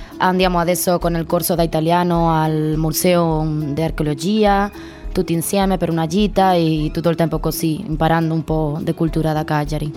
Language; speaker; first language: Italian; non-native, learner; Spanish